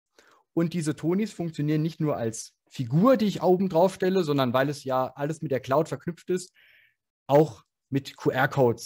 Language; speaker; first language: German; native; German